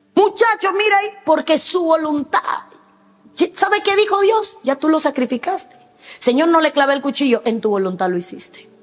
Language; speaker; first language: Spanish; native; Spanish